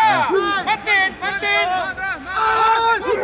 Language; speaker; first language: Spanish; native; Spanish